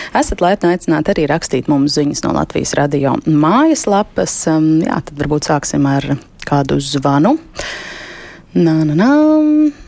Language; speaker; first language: Latvian; native; Latvian